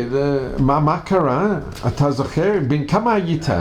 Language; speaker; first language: Hebrew; non-native, fluent; English